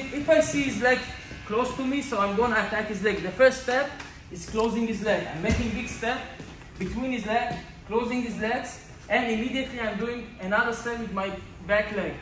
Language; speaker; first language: English; non-native, fluent; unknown